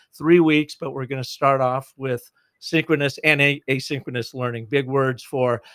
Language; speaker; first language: English; native; English